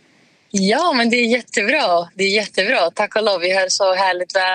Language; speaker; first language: Swedish; non-native, fluent; Greek